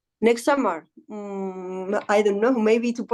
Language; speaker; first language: English; early bilingual, heritage; Spanish